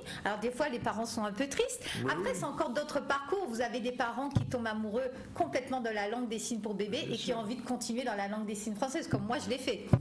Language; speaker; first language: French; native; French